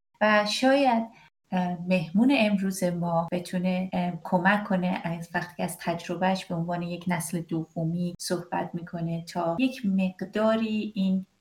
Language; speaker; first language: Persian; native; Persian